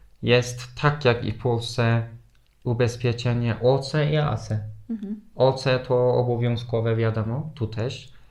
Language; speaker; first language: Polish; non-native, fluent; Turkish